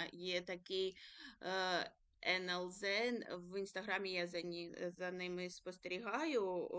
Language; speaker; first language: Ukrainian; early bilingual, other home language; Georgian